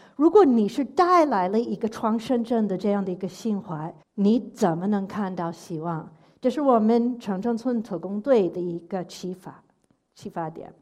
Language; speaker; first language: Chinese; non-native, fluent; English